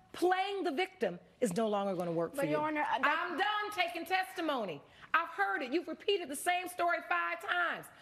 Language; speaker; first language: English; native; English